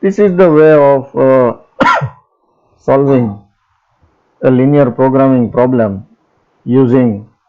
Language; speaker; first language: English; non-native, local second language; Gujarati